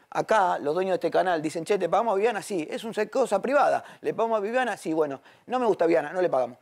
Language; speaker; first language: Spanish; native; Spanish